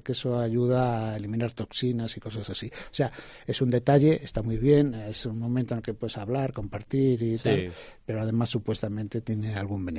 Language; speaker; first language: Spanish; native; Spanish